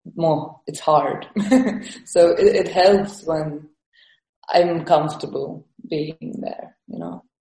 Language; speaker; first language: English; early bilingual, other home language; Estonian